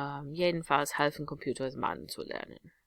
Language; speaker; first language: German; non-native, fluent; English